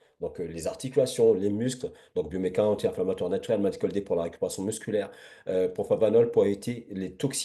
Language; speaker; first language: French; native; French